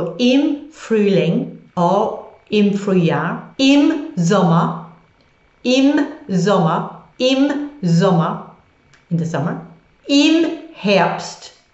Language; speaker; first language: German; non-native, fluent; English